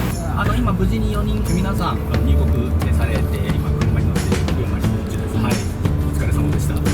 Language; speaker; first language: Japanese; native; Japanese